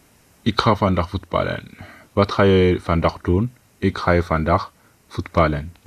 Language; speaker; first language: Dutch; non-native, fluent; Tigrinya